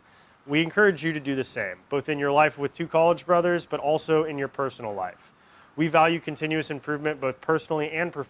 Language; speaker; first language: English; native; English